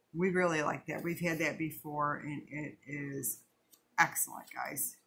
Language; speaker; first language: English; native; English